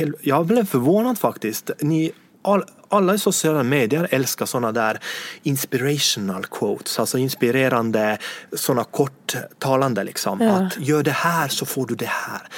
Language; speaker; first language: Swedish; non-native, fluent; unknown